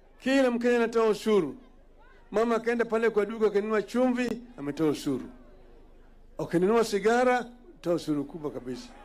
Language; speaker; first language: Swahili; native; Swahili